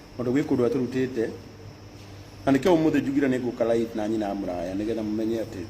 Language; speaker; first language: Kikuyu; native; Kikuyu